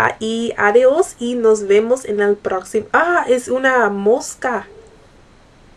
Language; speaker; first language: Spanish; non-native, learner; English